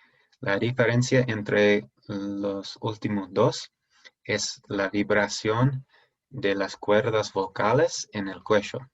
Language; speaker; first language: Spanish; non-native, fluent; English